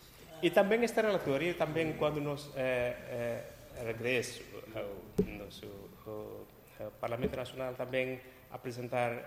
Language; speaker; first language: Portuguese; non-native, local second language; Tetum